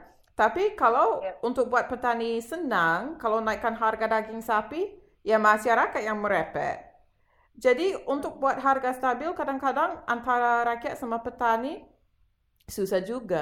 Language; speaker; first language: Indonesian; non-native, fluent; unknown